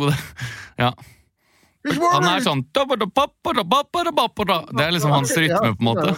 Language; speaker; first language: Norwegian; native; Norwegian